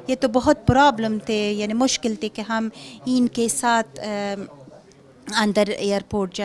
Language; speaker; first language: Hindi; non-native, fluent; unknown